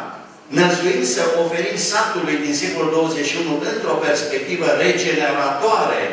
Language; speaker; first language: Romanian; native; Romanian